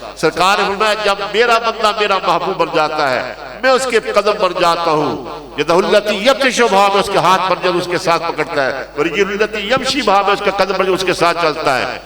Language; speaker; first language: Urdu; non-native, local second language; Punjabi